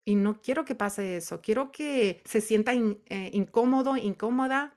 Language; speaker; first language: Spanish; early bilingual, heritage; Spanish